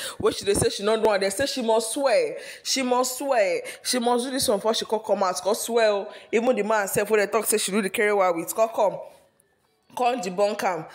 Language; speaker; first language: Nigerian Pidgin; non-native, local second language; Yoruba